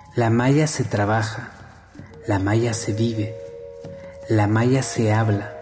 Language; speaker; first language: Spanish; native; Spanish